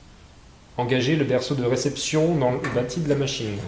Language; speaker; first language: French; native; French